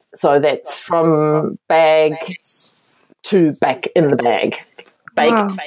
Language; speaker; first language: English; non-native, fluent; German